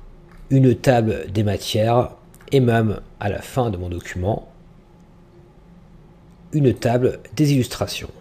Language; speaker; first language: French; native; French